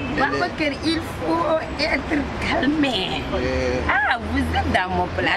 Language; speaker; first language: French; non-native, learner; Wolof